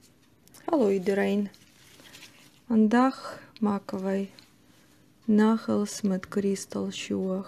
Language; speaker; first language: Dutch; non-native, learner; Russian